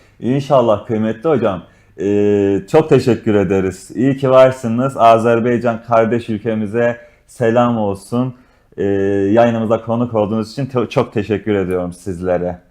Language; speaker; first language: Turkish; native; Turkish